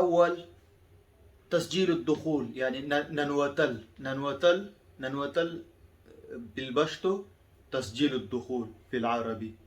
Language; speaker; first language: Arabic; non-native, fluent; Pashto